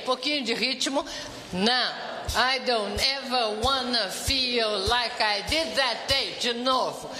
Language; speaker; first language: English; non-native, fluent; Portuguese